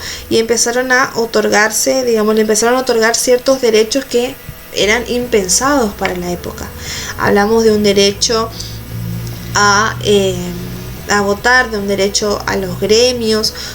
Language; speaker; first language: Spanish; native; Spanish